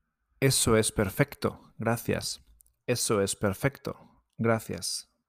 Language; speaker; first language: Spanish; non-native, fluent; English